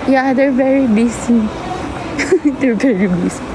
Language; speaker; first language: English; non-native, local second language; Filipino